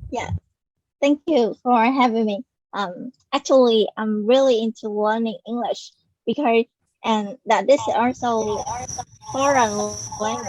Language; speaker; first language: English; non-native, learner; Vietnamese